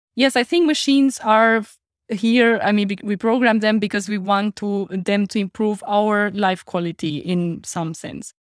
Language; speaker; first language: English; non-native, fluent; Romanian